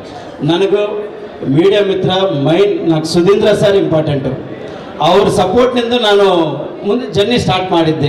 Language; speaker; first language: Kannada; non-native, local second language; Telugu